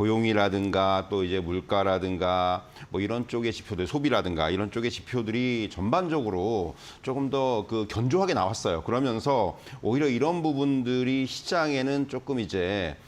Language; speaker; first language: Korean; native; Korean